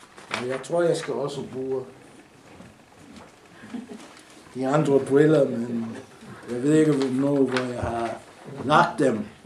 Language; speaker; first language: Danish; non-native, fluent; English